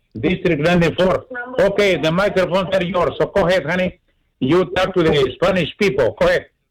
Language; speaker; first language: English; non-native, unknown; Spanish